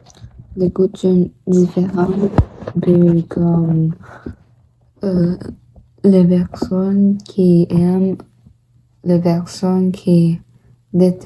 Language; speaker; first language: French; non-native, learner; Portuguese